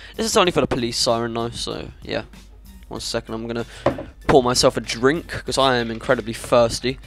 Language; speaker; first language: English; native; English